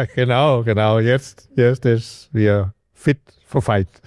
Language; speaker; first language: German; non-native, learner; Danish